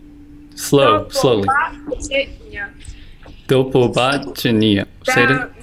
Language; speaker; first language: English; non-native, fluent; Korean